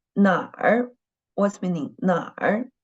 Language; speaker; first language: Chinese; non-native, fluent; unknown